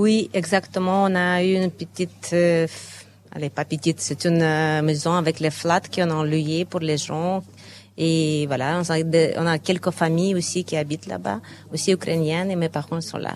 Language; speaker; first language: French; non-native, fluent; Ukrainian